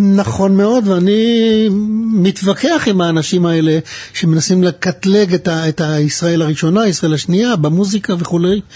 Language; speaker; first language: Hebrew; native; Hebrew